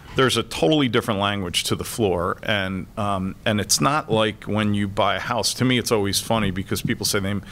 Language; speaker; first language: English; native; English